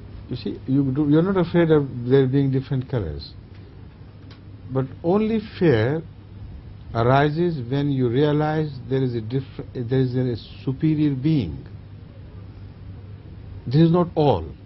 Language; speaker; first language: English; non-native, local second language; Urdu